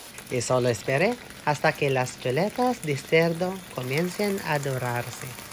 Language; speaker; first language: Spanish; non-native, learner; Filipino